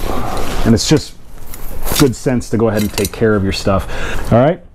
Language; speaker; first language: English; native; English